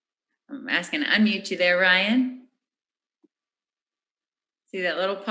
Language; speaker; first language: English; native; English